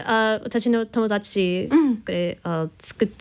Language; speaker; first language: Japanese; non-native, learner; English